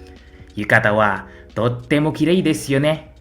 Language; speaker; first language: Japanese; non-native, learner; Indonesian